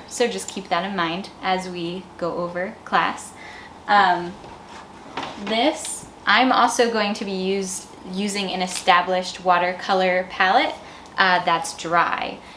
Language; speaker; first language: English; native; English